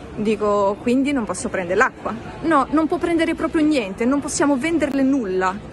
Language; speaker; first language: Italian; non-native, fluent; Russian